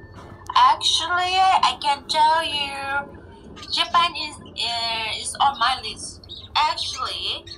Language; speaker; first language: English; non-native, learner; Thai